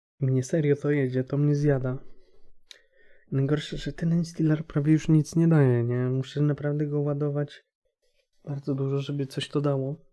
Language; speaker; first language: Polish; native; Polish